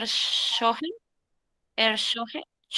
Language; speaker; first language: German; non-native, learner; Spanish